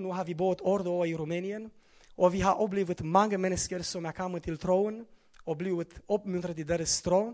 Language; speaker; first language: Swedish; non-native, learner; Romanian